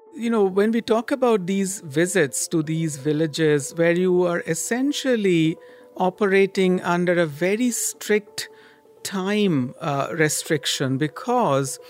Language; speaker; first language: English; non-native, local second language; Bangla